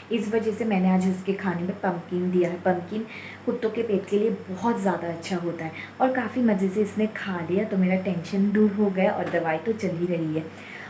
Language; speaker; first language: Hindi; non-native, local second language; Bangla